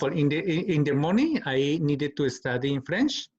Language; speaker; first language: English; non-native, learner; Spanish